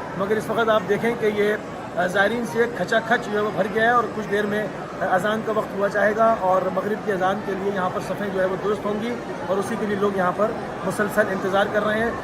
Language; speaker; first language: Urdu; native; Urdu